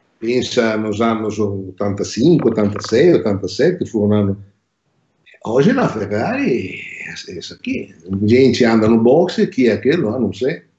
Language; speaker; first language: Portuguese; non-native, fluent; Italian